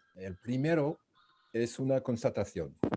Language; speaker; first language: Spanish; non-native, fluent; French